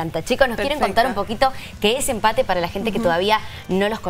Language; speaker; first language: Spanish; native; Spanish